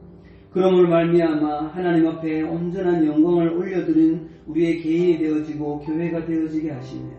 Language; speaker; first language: Korean; native; Korean